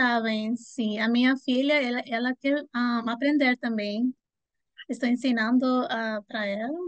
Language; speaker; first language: Portuguese; non-native, fluent; Spanish